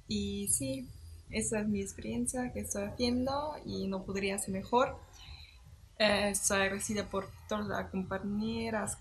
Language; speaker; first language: Spanish; non-native, fluent; German